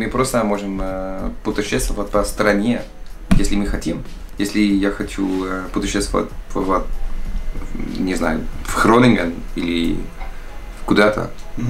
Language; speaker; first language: Russian; non-native, learner; Dutch